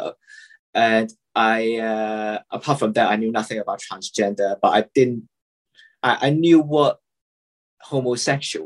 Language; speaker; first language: English; non-native, local second language; Cantonese